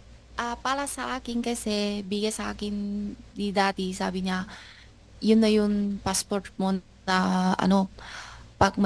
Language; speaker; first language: Filipino; non-native, learner; Chinese